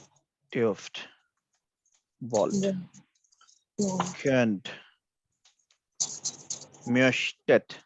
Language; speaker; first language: German; non-native, fluent; Hindi